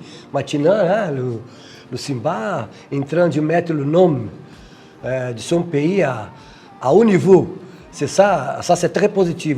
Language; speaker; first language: French; non-native, fluent; Portuguese